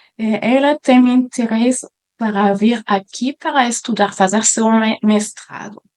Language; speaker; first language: Portuguese; non-native, fluent; French